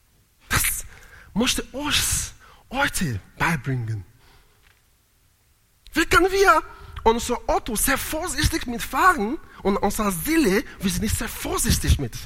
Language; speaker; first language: German; non-native, learner; Italian